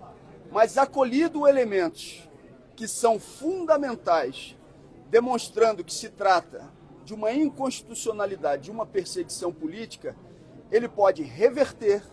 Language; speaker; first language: Portuguese; native; Portuguese